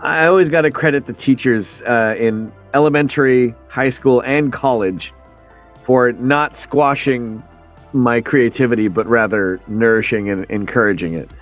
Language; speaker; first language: English; native; English